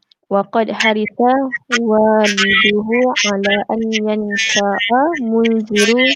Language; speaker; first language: Arabic; non-native, learner; Malay